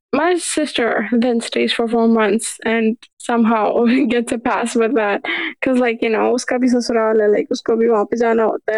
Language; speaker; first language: English; early bilingual, other home language; Urdu